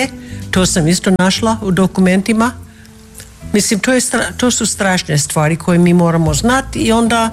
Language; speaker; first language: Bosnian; non-native, fluent; English